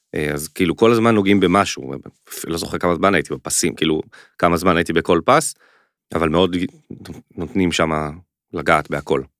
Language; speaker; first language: Hebrew; native; Hebrew